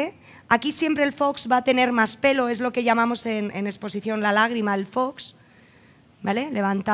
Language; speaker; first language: Spanish; native; Spanish